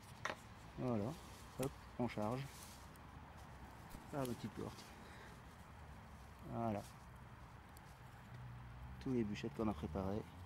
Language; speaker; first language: French; native; French